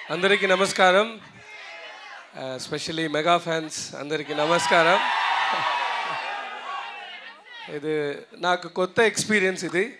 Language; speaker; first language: Telugu; non-native, learner; Tamil